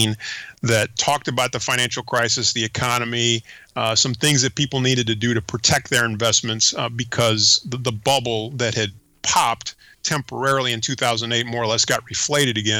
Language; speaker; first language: English; early bilingual, other home language; Spanish